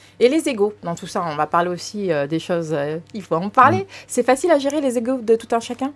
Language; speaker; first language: French; early bilingual, other home language; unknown